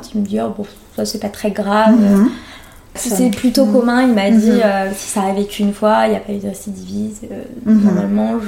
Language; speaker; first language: French; native; French